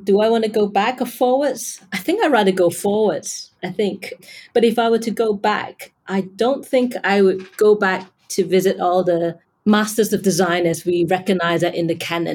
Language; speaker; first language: English; non-native, local second language; Cantonese